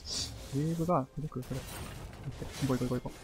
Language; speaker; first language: Japanese; native; Japanese